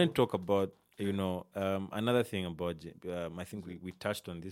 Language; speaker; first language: English; native; English